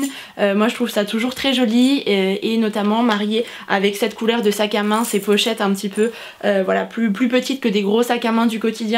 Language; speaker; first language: French; native; French